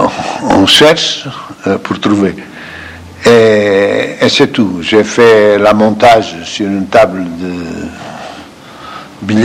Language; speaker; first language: French; non-native, fluent; Portuguese